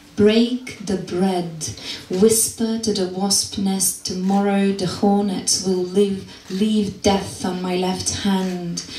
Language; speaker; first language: English; non-native, fluent; Macedonian